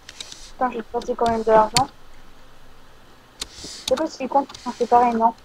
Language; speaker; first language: French; native; French